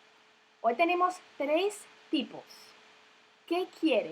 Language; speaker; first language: Spanish; non-native, fluent; English